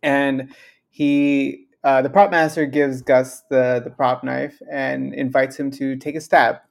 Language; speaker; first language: English; early bilingual, other home language; Spanish